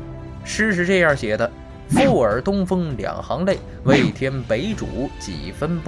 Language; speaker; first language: Chinese; native; Chinese